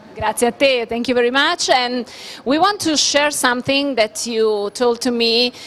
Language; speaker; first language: English; non-native, learner; Italian